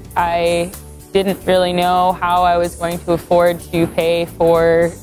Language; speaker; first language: English; native; English